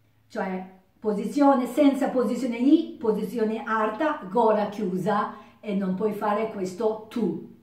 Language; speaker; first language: Italian; non-native, learner; Japanese